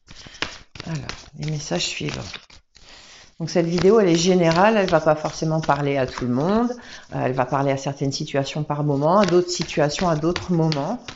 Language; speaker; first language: French; native; French